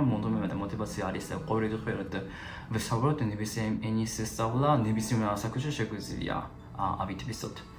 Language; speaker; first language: Georgian; non-native, fluent; Japanese